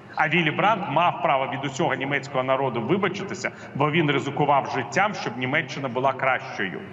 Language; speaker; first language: Ukrainian; non-native, local second language; Russian